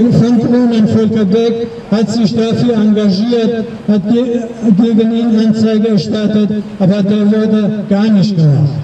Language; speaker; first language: German; non-native, learner; Persian